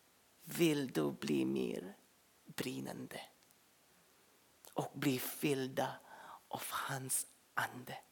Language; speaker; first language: Swedish; non-native, fluent; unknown